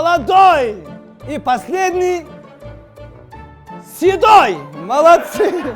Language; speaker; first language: Russian; non-native, local second language; Kazakh